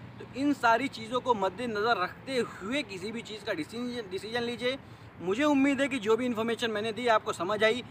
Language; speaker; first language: Hindi; native; Hindi